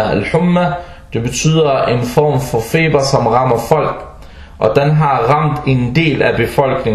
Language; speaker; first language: Danish; non-native, fluent; Arabic